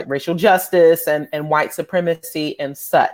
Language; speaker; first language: English; native; English